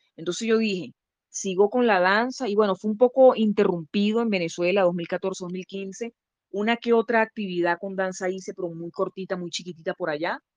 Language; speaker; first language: Spanish; native; Spanish